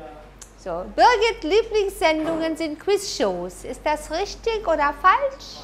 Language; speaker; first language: German; non-native, fluent; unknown